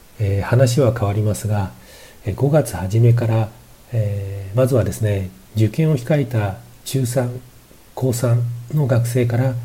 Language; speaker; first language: Japanese; native; Japanese